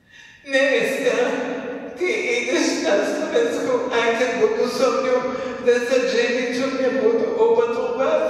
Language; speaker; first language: Slovak; early bilingual, heritage; Slovak